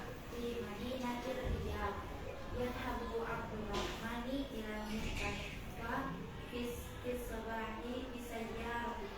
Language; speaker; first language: Arabic; non-native, learner; Indonesian